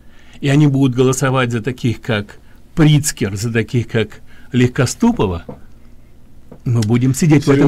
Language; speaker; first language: Russian; native; Russian